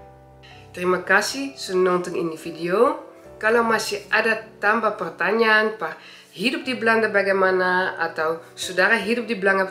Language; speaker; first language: Indonesian; early bilingual, heritage; Indonesian